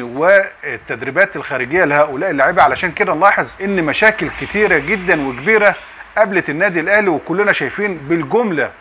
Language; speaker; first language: Arabic; native; Arabic